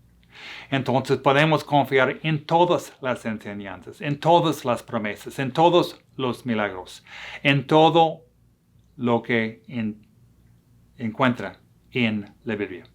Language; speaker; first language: Spanish; non-native, fluent; English